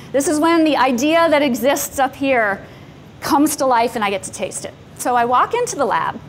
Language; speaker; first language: English; native; English